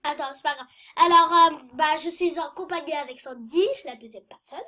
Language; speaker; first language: French; native; French